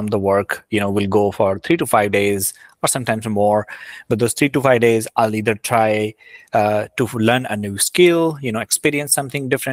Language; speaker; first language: English; non-native, local second language; Gujarati